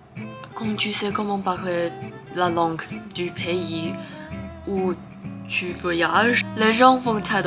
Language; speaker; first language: French; non-native, learner; Thai